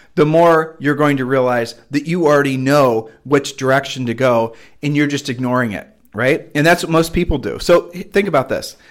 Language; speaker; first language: English; native; English